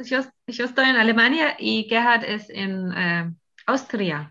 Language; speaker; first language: Spanish; non-native, fluent; German